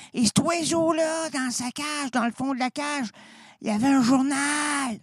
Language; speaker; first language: French; native; French